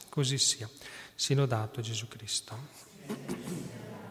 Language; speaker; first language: Italian; native; Italian